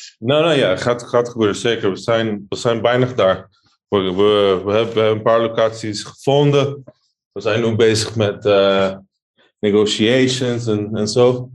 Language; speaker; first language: Dutch; non-native, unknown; Spanish